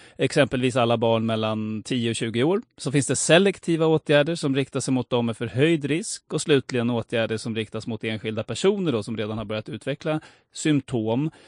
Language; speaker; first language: Swedish; native; Swedish